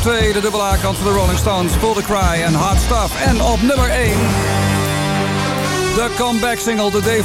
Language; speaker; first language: Dutch; native; Dutch